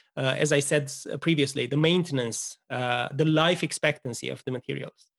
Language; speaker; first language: English; non-native, fluent; Romanian